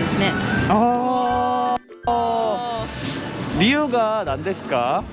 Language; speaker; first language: Japanese; non-native, learner; Korean